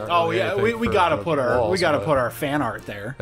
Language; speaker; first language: English; native; English